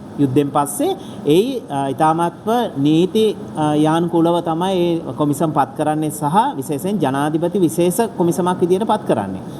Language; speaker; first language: Sinhala; non-native, local second language; Tamil